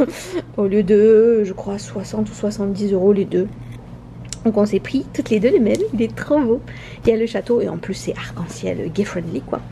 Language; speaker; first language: French; native; French